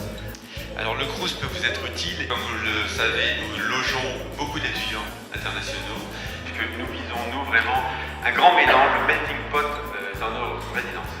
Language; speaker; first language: French; native; French